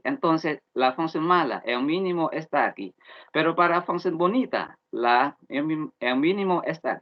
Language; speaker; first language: Spanish; non-native, learner; Vietnamese